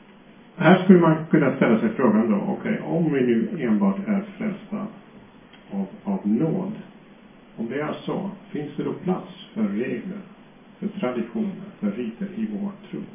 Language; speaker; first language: Swedish; non-native, fluent; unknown